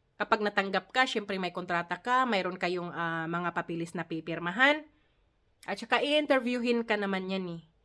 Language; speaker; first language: Filipino; non-native, local second language; Cebuano